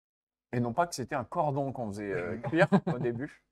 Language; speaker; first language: French; native; French